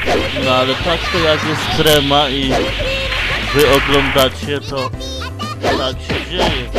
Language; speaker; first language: Polish; native; Polish